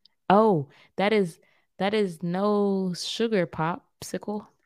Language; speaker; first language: English; native; English